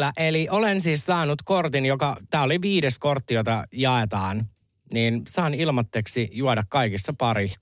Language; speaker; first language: Finnish; native; Finnish